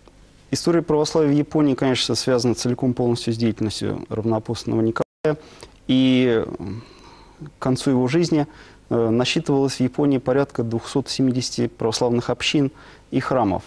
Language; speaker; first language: Russian; native; Russian